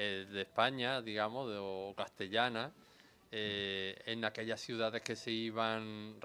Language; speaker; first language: Spanish; native; Spanish